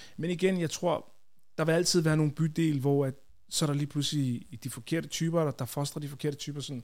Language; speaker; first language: Danish; early bilingual, other home language; Ganda